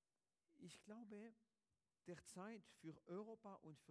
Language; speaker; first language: German; non-native, learner; French